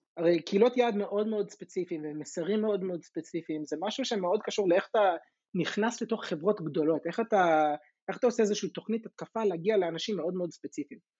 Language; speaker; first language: Hebrew; non-native, fluent; English